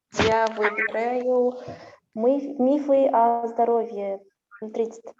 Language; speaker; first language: Russian; non-native, local second language; Kazakh